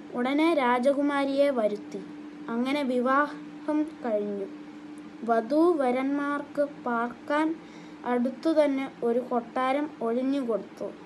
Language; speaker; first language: Malayalam; non-native, learner; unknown